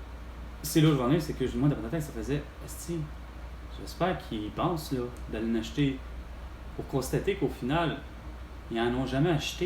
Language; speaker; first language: French; native; French